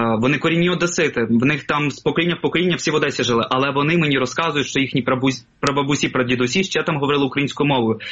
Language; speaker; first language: Ukrainian; non-native, local second language; Russian